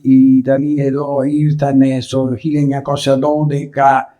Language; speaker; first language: Greek; non-native, learner; Italian